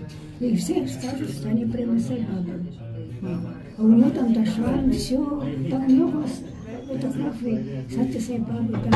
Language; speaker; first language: Russian; non-native, fluent; Estonian